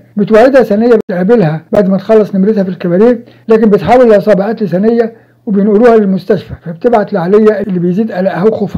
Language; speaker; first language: Arabic; native; Arabic